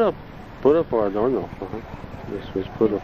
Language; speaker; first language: Spanish; non-native, learner; Italian